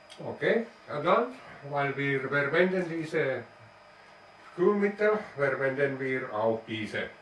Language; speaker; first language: German; non-native, learner; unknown